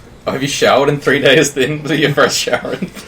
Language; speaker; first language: English; native; English